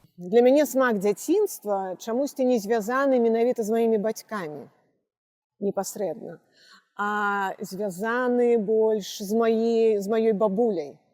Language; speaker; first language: Belarusian; native; Belarusian